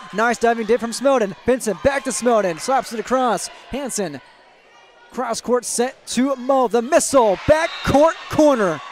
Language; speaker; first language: English; native; English